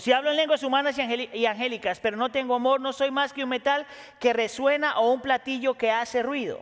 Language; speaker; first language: Spanish; native; Spanish